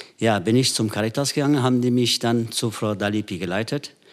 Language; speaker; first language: German; non-native, fluent; Turkish